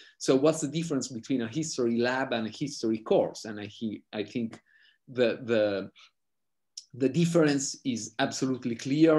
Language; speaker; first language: English; non-native, fluent; Italian